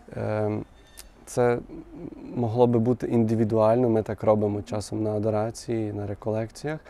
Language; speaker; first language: Ukrainian; native; Ukrainian